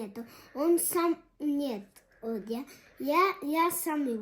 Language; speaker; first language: Russian; early bilingual, other home language; Tajik